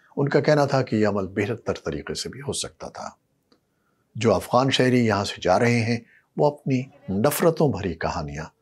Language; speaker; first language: Urdu; native; Urdu